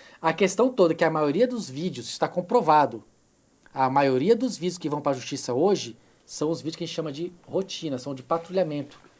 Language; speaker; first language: Portuguese; native; Portuguese